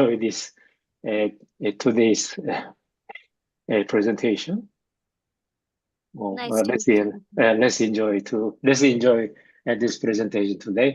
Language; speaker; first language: English; non-native, fluent; Korean